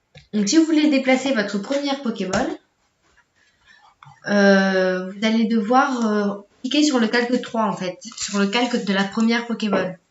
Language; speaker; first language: French; native; French